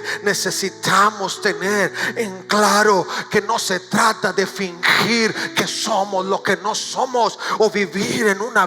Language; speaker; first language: Spanish; native; Spanish